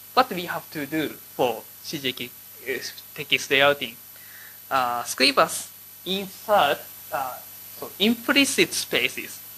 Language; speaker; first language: English; non-native, learner; Japanese